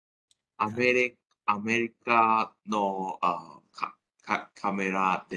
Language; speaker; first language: Japanese; non-native, learner; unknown